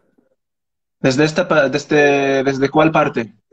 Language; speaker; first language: Spanish; non-native, learner; Arabic